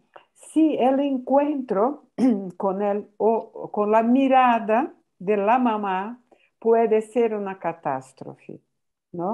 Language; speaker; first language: Spanish; non-native, fluent; Portuguese